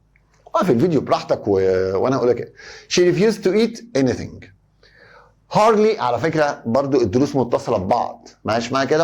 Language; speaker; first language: Arabic; native; Arabic